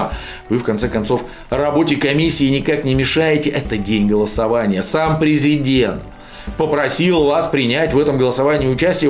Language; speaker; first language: Russian; native; Russian